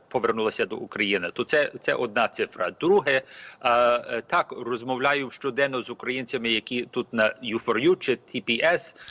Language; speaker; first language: Ukrainian; early bilingual, heritage; Ukrainian